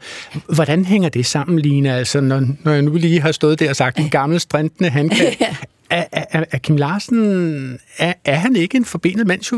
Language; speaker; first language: Danish; native; Danish